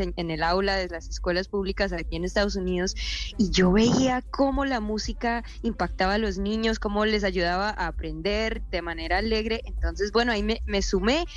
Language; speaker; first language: Spanish; early bilingual, heritage; Spanish